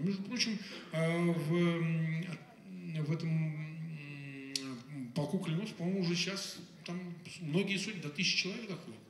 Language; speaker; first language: Russian; native; Russian